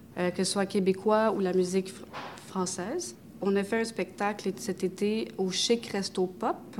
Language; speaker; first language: French; native; French